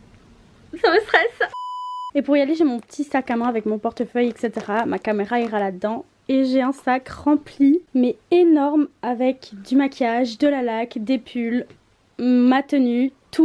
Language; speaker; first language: French; native; French